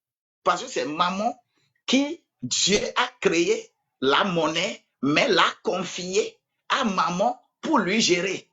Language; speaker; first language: French; non-native, local second language; Ewe